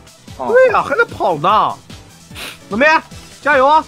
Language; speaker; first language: Chinese; native; Chinese